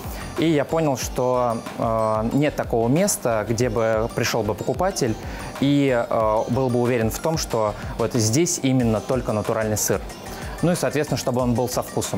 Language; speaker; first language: Russian; native; Russian